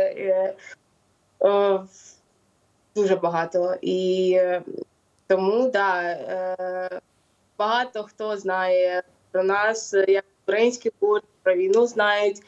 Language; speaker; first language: Ukrainian; non-native, local second language; Russian